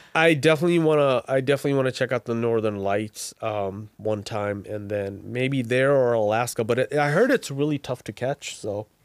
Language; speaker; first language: English; non-native, local second language; Bangla